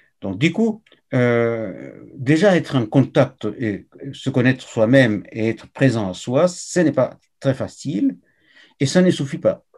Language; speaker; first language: French; non-native, fluent; Spanish